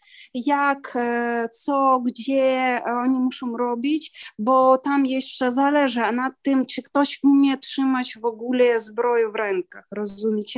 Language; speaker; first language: Polish; non-native, learner; Ukrainian